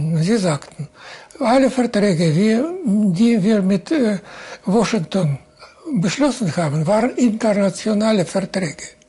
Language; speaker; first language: German; non-native, fluent; Russian